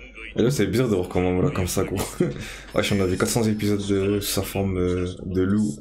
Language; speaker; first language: French; native; French